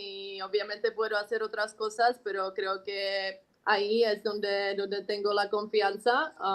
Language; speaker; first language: Spanish; non-native, fluent; Czech